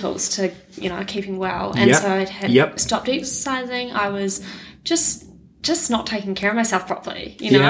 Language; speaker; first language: English; native; English